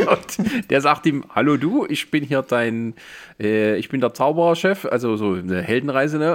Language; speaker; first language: German; native; German